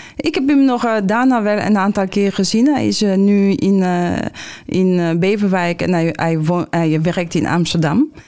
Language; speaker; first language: Dutch; non-native, fluent; French